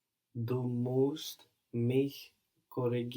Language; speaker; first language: German; non-native, learner; English